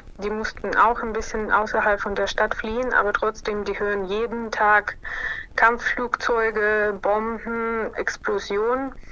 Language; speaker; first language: German; non-native, fluent; Russian